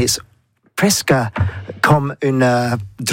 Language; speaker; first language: French; non-native, learner; English